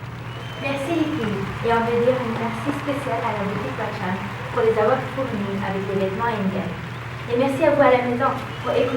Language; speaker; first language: French; non-native, learner; English